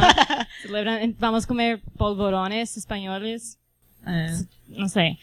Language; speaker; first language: Portuguese; non-native, fluent; Spanish